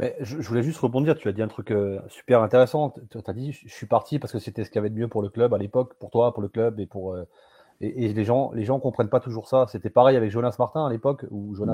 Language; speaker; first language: French; native; French